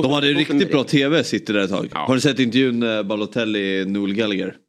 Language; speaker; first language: Swedish; native; Swedish